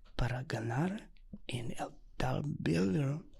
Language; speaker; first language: Spanish; non-native, learner; English